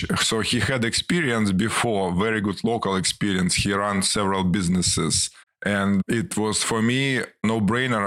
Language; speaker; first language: English; non-native, fluent; Ukrainian